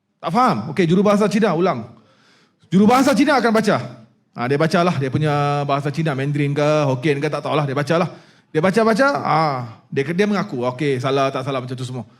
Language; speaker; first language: Malay; non-native, local second language; Punjabi